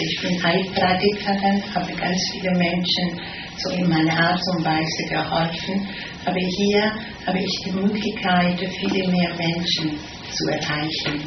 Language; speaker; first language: German; non-native, fluent; Italian